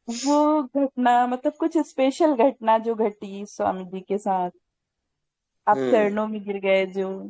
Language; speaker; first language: Hindi; native; Hindi